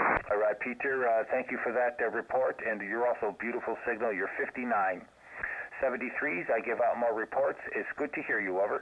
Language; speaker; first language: English; native; English